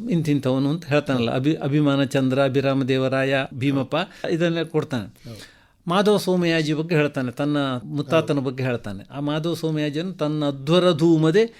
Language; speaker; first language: Kannada; native; Kannada